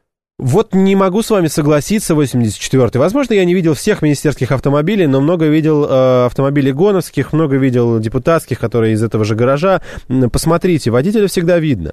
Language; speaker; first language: Russian; native; Russian